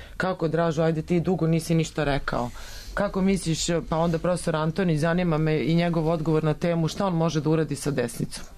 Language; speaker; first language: Serbian; native; Serbian